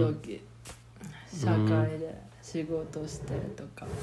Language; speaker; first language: Japanese; non-native, fluent; Swedish